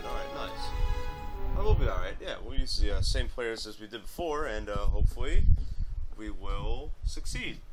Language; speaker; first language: English; native; English